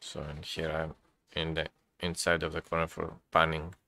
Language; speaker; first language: English; non-native, learner; Greek